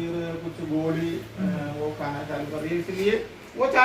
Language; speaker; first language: Hindi; non-native, local second language; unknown